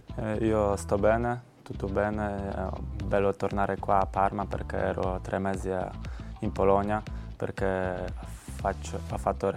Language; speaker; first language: Italian; non-native, learner; Polish